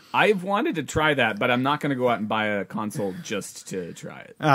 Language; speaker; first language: English; native; English